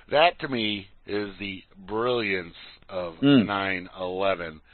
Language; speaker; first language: English; native; English